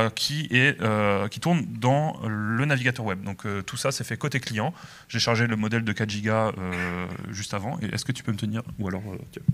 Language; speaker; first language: French; native; French